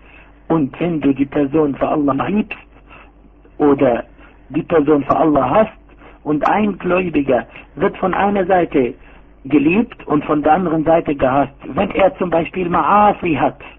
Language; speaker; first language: German; non-native, fluent; Arabic